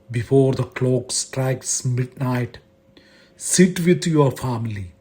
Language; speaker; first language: English; non-native, local second language; Malayalam